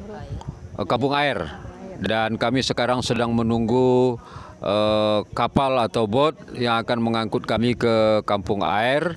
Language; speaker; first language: Indonesian; non-native, local second language; Minangkabau